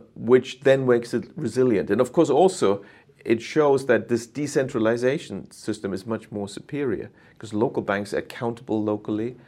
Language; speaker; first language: English; non-native, fluent; German